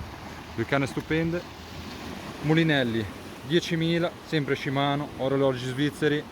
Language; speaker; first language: Italian; native; Italian